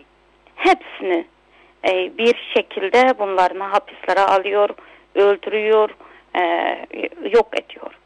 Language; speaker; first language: Turkish; non-native, local second language; Uyghur